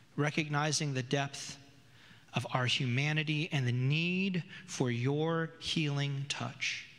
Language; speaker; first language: English; native; English